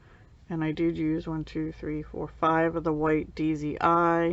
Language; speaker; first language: English; native; English